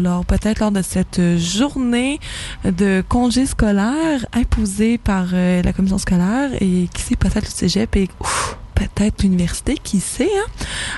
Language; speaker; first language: French; native; French